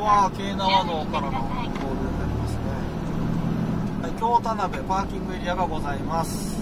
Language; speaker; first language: Japanese; native; Japanese